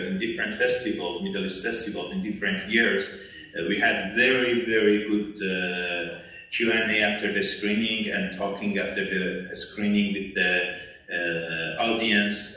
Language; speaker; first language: English; non-native, learner; Persian